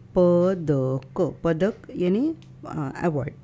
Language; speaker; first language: Hindi; non-native, local second language; Marathi